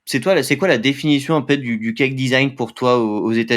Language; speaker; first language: French; native; French